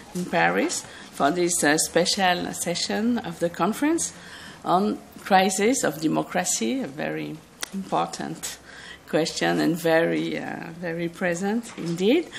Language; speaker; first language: English; non-native, fluent; French